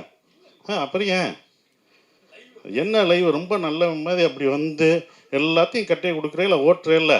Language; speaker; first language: Tamil; native; Tamil